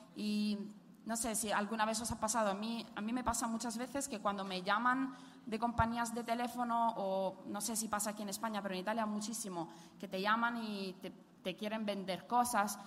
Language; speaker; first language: Spanish; non-native, fluent; Italian